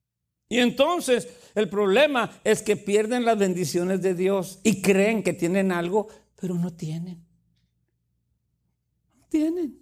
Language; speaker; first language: Spanish; native; Spanish